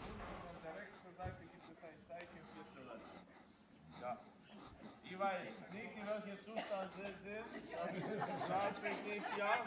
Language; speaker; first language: German; non-native, fluent; Serbian